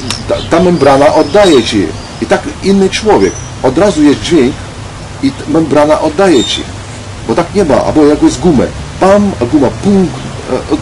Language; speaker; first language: Polish; non-native, learner; Ukrainian